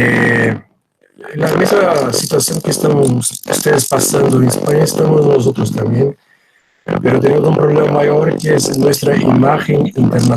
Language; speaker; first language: Spanish; non-native, fluent; Portuguese